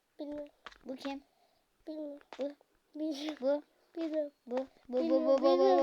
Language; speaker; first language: Turkish; native; Turkish